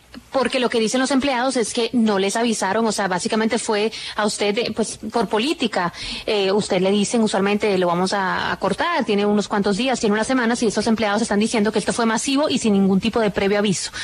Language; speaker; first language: Spanish; native; Spanish